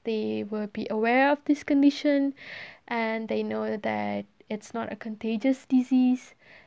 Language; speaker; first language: English; non-native, local second language; Malay